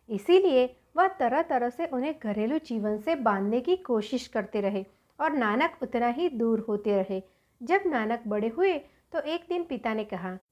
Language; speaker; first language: Hindi; non-native, local second language; Gujarati